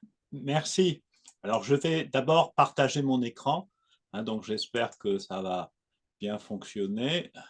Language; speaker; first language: French; native; French